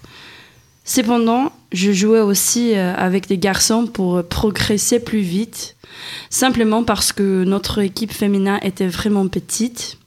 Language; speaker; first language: French; non-native, fluent; Swedish